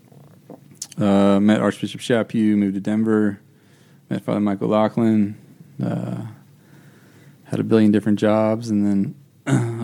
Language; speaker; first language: English; native; English